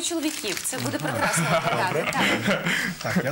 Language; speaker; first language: Ukrainian; native; Ukrainian